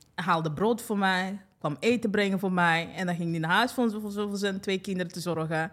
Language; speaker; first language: Dutch; early bilingual, other home language; Kinyarwanda